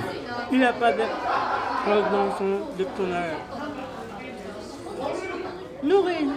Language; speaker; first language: French; non-native, learner; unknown